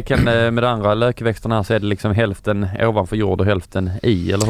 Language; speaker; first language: Swedish; native; Swedish